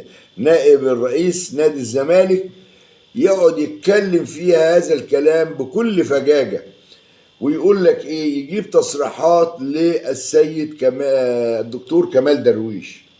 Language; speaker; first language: Arabic; native; Arabic